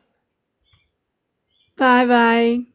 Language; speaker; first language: English; non-native, learner; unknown